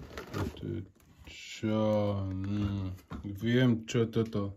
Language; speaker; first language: Slovak; non-native, learner; Arabic